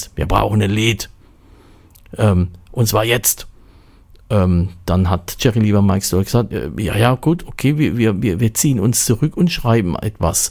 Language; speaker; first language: German; native; German